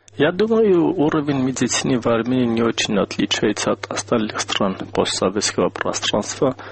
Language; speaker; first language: Russian; non-native, local second language; Armenian